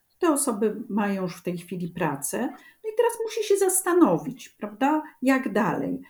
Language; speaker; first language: Polish; native; Polish